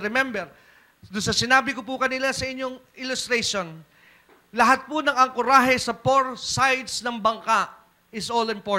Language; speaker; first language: Filipino; native; Filipino